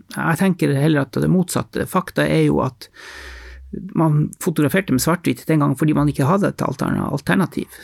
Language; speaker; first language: Norwegian; native; Norwegian